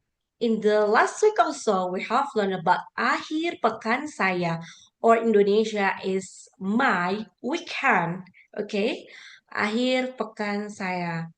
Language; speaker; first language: English; non-native, learner; Indonesian